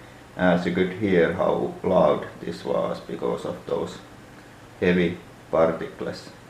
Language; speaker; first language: English; non-native, fluent; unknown